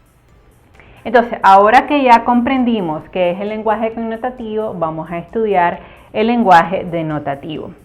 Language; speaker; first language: Spanish; native; Spanish